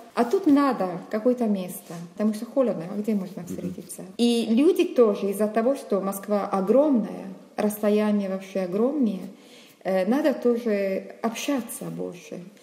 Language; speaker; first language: Russian; non-native, fluent; Italian